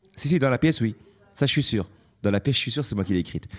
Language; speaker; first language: French; native; French